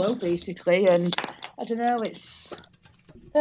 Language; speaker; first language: English; native; English